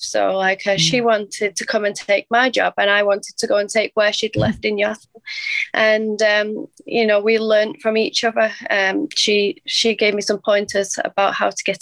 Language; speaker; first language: English; native; English